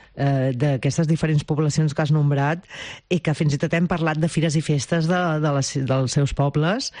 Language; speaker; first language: Catalan; native; Catalan